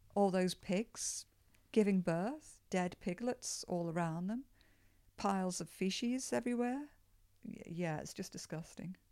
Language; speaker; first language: English; native; English